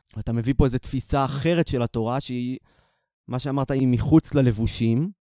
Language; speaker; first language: Hebrew; native; Hebrew